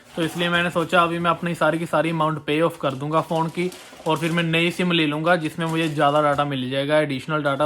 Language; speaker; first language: Hindi; non-native, local second language; Punjabi